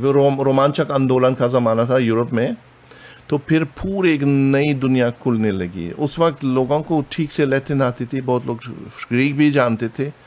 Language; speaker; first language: Hindi; non-native, fluent; German